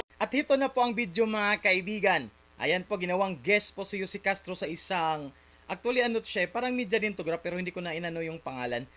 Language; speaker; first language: Filipino; native; Filipino